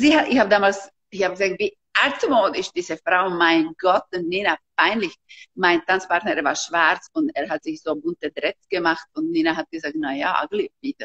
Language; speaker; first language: German; non-native, fluent; Slovak